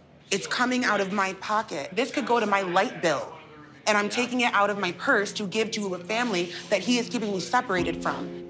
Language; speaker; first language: English; native; English